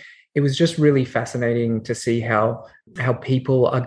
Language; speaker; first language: English; native; English